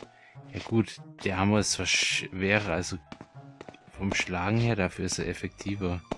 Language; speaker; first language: German; native; German